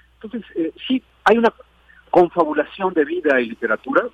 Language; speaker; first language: Spanish; native; Spanish